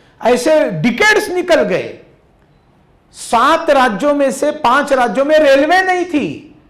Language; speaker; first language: Hindi; non-native, local second language; Marathi